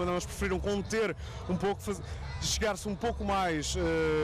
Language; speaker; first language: Portuguese; native; Portuguese